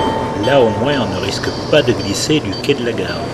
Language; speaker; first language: French; native; French